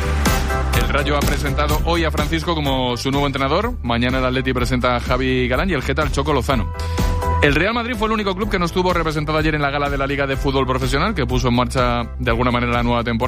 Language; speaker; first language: Spanish; native; Spanish